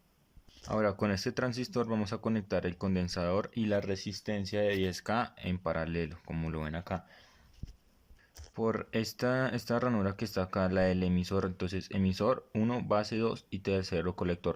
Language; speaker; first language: Spanish; native; Spanish